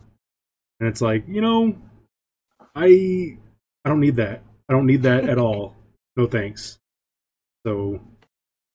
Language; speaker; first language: English; native; English